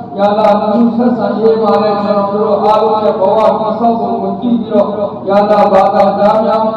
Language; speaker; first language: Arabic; non-native, fluent; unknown